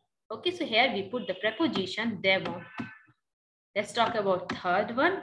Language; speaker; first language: English; non-native, local second language; Hindi